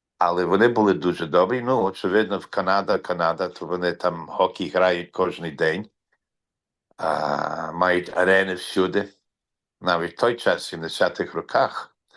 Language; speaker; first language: Ukrainian; early bilingual, heritage; Ukrainian